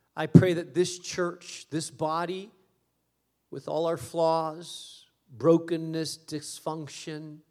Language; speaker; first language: English; early bilingual, other home language; Spanish